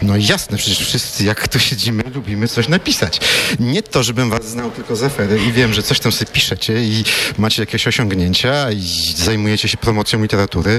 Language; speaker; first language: Polish; native; Polish